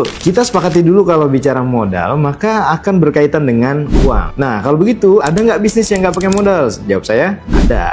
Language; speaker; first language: Indonesian; native; Indonesian